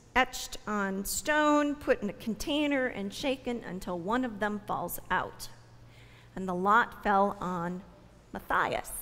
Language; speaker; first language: English; native; English